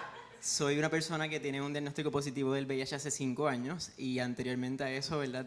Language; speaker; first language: Spanish; native; Spanish